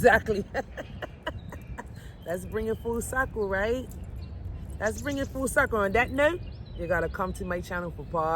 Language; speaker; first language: English; native; English